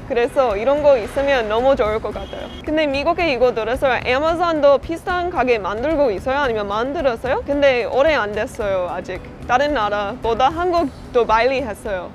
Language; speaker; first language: Korean; non-native, learner; English